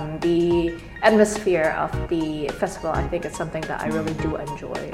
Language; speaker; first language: English; native; English